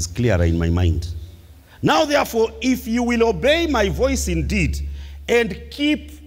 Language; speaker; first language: English; non-native, local second language; Swahili